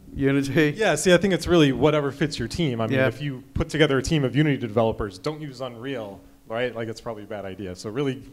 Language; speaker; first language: English; native; English